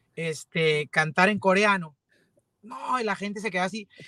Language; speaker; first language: Spanish; native; Spanish